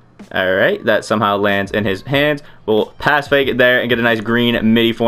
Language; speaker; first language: English; native; English